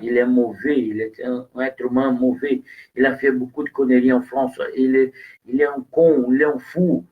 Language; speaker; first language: French; non-native, fluent; Portuguese